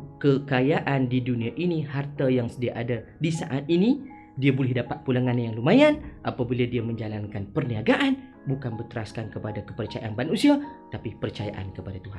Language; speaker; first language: Malay; native; Malay